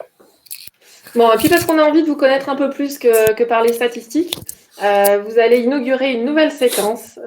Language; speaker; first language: French; native; French